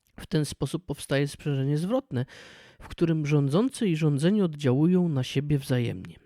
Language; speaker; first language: Polish; native; Polish